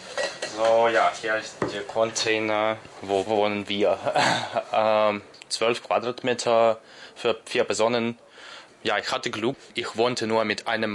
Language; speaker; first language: German; non-native, learner; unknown